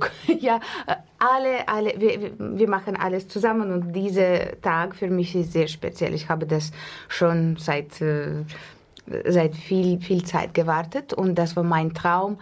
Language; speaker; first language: German; non-native, learner; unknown